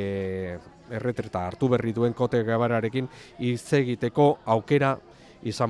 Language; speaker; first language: Basque; native; Basque